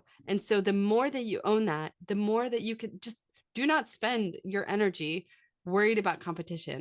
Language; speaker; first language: English; native; English